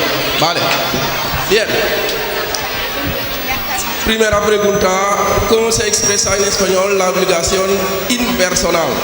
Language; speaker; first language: Spanish; non-native, fluent; French